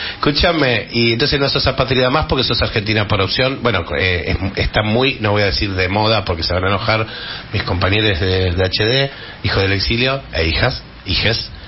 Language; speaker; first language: Spanish; native; Spanish